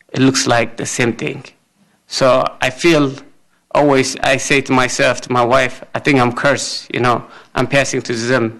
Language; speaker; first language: English; non-native, fluent; Amharic